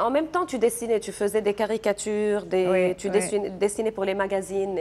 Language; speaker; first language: French; non-native, local second language; Arabic